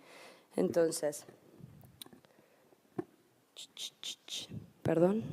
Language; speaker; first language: Spanish; native; Spanish